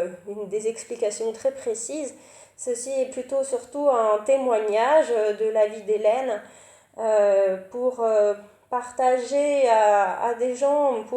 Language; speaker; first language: French; native; French